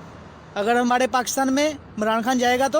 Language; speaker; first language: Hindi; non-native, local second language; Punjabi